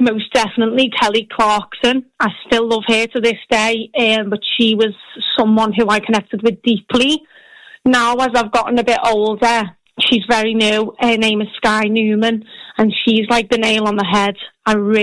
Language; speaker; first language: English; native; English